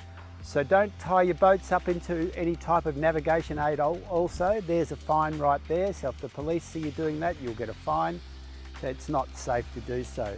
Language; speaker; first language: English; native; English